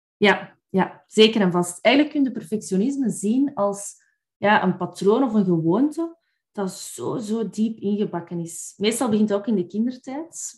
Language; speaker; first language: Dutch; native; Dutch